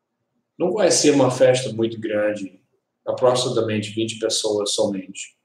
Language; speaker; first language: Portuguese; non-native, learner; English